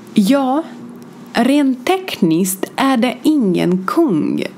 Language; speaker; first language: Swedish; non-native, fluent; Ukrainian